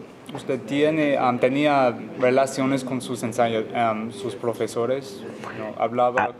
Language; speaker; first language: Spanish; non-native, learner; English